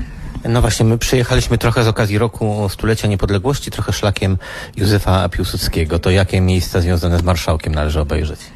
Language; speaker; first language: Polish; native; Polish